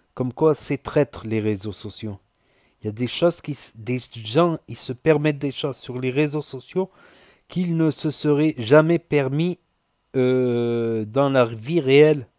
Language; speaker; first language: French; native; French